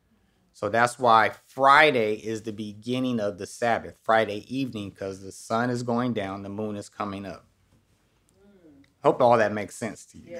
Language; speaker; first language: English; native; English